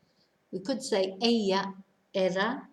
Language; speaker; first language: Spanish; non-native, fluent; English